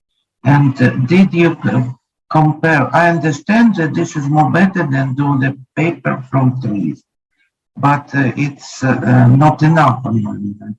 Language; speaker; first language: English; non-native, learner; Ukrainian